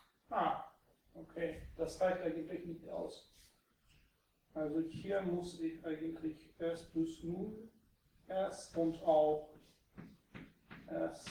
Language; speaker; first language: German; non-native, fluent; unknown